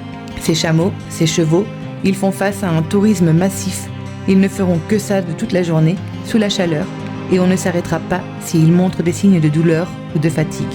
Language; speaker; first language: French; native; French